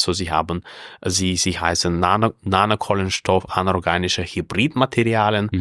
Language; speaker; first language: German; non-native, fluent; Russian